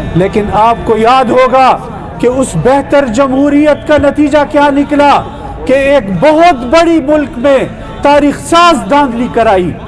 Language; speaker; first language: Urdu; non-native, local second language; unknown